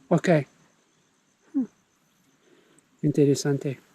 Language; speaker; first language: Spanish; non-native, learner; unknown